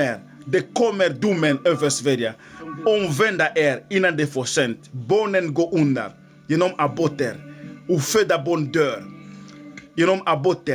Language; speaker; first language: Swedish; non-native, fluent; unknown